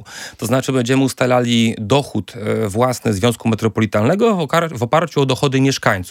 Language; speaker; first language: Polish; native; Polish